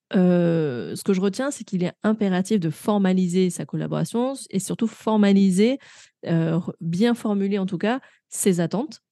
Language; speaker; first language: French; native; French